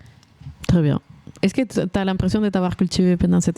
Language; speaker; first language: French; native; French